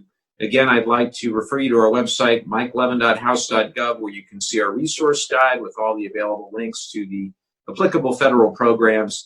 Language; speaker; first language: English; native; English